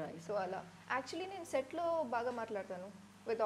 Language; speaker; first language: Telugu; non-native, learner; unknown